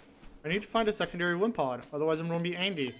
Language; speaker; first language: English; native; English